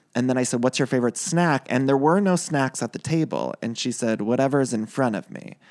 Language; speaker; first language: English; native; English